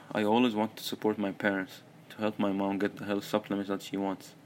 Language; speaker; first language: English; early bilingual, other home language; Arabic